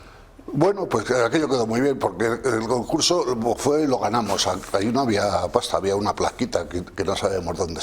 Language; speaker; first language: Spanish; native; Spanish